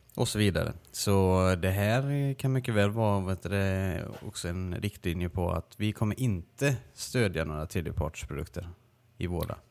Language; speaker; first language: Swedish; native; Swedish